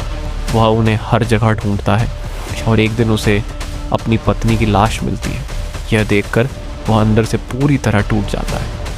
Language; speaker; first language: Hindi; native; Hindi